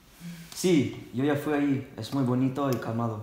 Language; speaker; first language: Spanish; non-native, learner; English